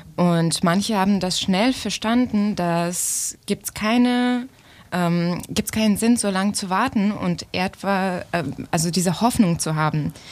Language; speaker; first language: German; non-native, fluent; Ukrainian